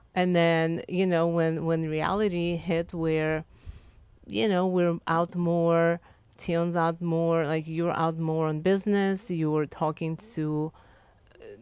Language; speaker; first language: English; non-native, fluent; Lithuanian